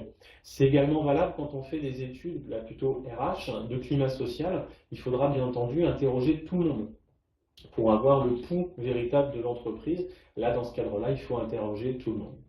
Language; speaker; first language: French; native; French